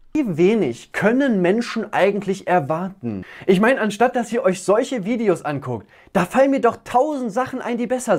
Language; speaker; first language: German; native; German